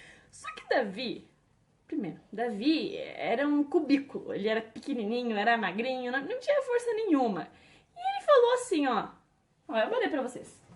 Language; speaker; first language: Portuguese; native; Portuguese